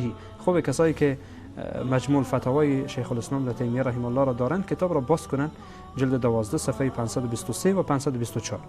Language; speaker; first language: Persian; native; Persian